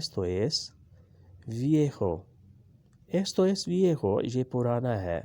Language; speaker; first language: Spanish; non-native, learner; Urdu